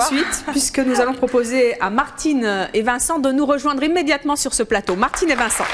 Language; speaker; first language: French; native; French